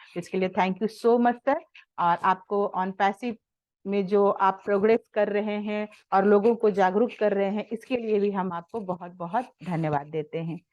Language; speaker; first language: Hindi; native; Hindi